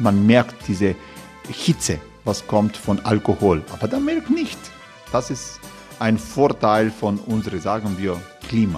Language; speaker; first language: German; non-native, learner; Croatian